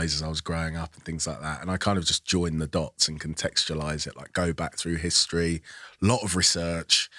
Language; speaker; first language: English; early bilingual, other home language; Yoruba